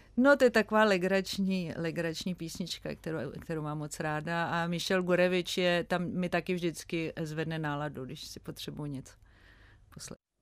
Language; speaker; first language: Czech; native; Czech